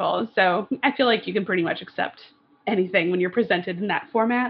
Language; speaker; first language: English; native; English